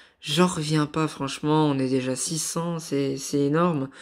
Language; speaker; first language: French; native; French